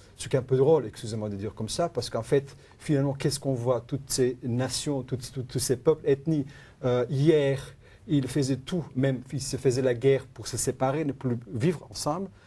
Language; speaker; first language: French; non-native, fluent; Macedonian